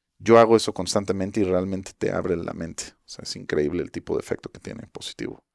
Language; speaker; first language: Spanish; early bilingual, heritage; Spanish